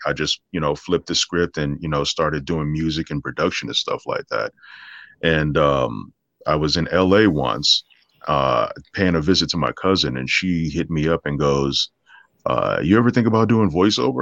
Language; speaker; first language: English; native; English